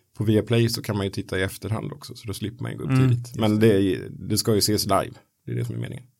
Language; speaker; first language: Swedish; native; Swedish